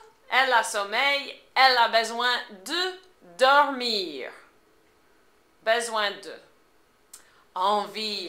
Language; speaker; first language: French; non-native, fluent; English